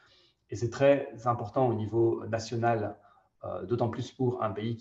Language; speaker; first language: French; native; French